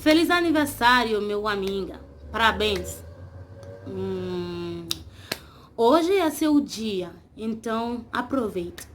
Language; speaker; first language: Portuguese; non-native, learner; Haitian Creole